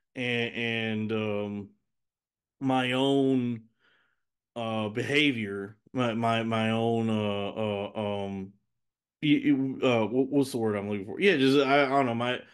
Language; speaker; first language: English; native; English